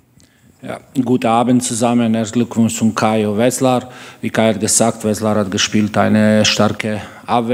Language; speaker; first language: German; non-native, learner; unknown